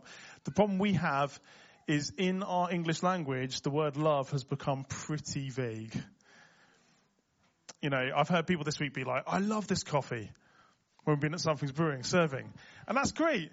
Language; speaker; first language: English; native; English